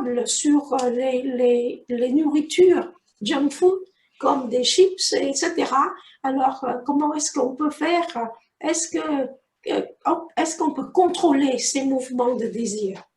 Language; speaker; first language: French; native; French